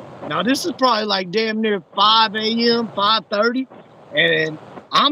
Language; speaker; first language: English; native; English